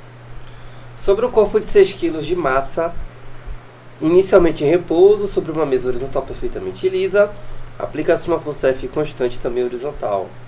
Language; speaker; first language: Portuguese; native; Portuguese